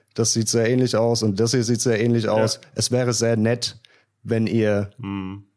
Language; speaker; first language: German; native; German